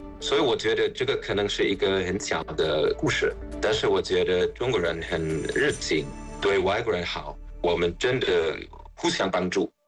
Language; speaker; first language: Chinese; non-native, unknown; German